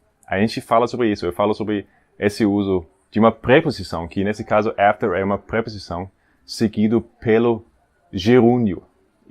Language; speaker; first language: Portuguese; non-native, fluent; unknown